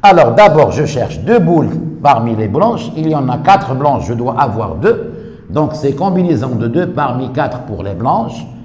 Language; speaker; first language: French; non-native, local second language; Arabic